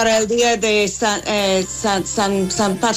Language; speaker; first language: Spanish; non-native, fluent; English